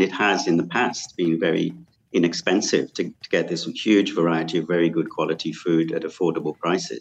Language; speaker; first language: English; native; English